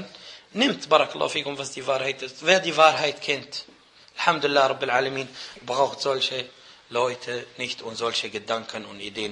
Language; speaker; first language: German; non-native, fluent; Arabic